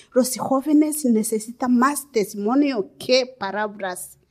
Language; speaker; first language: Spanish; non-native, learner; Kinyarwanda